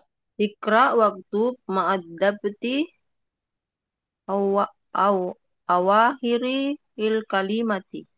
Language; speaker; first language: Arabic; non-native, learner; Indonesian